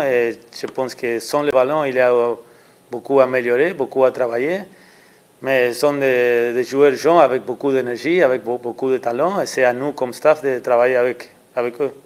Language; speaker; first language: French; non-native, learner; Spanish